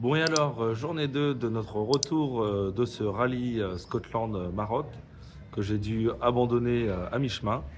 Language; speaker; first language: French; native; French